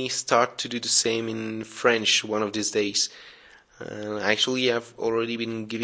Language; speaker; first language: English; non-native, fluent; French